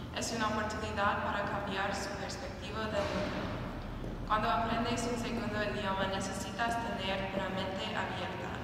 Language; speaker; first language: Spanish; non-native, fluent; English